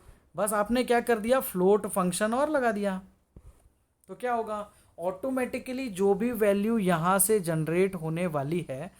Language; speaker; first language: Hindi; native; Hindi